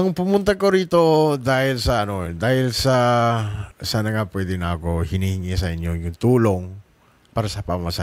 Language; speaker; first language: Filipino; non-native, learner; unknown